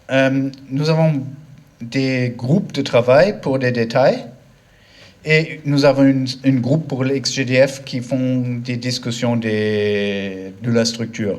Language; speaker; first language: French; non-native, learner; German